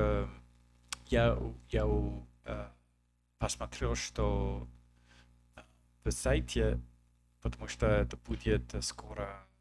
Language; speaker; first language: Russian; non-native, learner; English